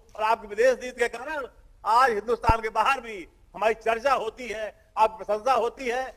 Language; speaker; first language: Hindi; native; Hindi